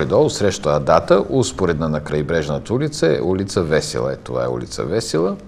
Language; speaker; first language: Bulgarian; native; Bulgarian